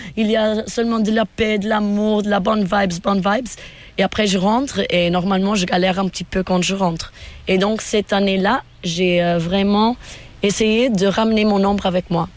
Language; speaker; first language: French; non-native, fluent; Portuguese